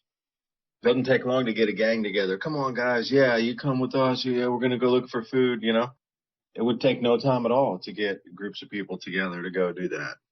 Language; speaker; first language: English; native; English